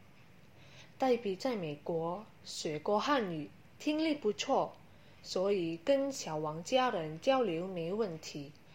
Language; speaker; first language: Chinese; non-native, learner; Indonesian